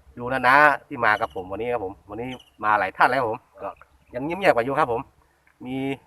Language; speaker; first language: Thai; native; Thai